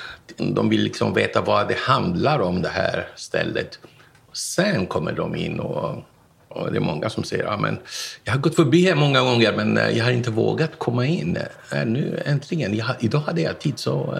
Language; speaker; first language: Swedish; non-native, fluent; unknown